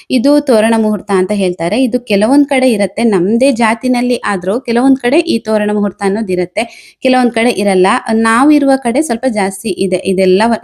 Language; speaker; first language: Kannada; non-native, local second language; Tulu